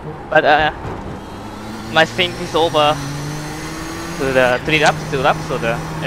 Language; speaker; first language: English; non-native, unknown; Japanese